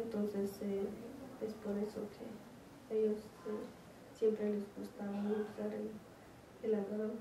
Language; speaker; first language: Spanish; non-native, local second language; Kaqchikel